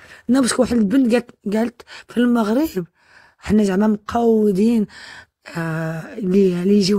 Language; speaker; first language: Arabic; early bilingual, heritage; French